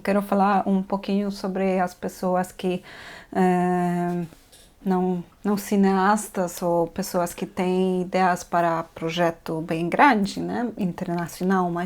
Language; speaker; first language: Portuguese; non-native, fluent; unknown